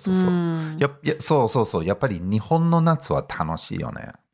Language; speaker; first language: Japanese; non-native, fluent; English